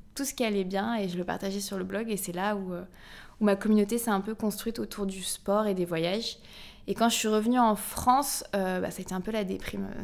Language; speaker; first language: French; native; French